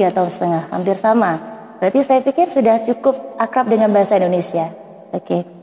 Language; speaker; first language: Indonesian; native; Indonesian